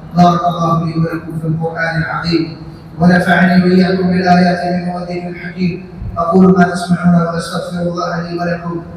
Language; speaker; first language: Arabic; non-native, fluent; Bangla